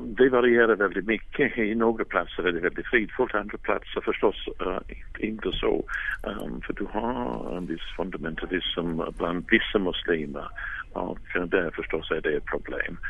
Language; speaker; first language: Swedish; non-native, fluent; English